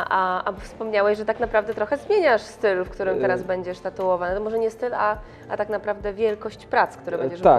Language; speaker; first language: Polish; native; Polish